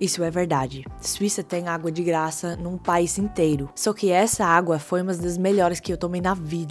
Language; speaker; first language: Portuguese; non-native, fluent; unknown